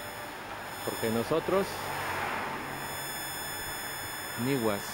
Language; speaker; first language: Spanish; native; Spanish